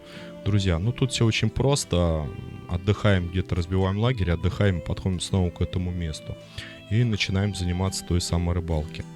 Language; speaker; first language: Russian; native; Russian